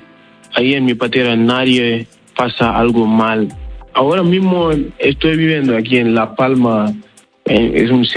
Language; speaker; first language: Spanish; non-native, learner; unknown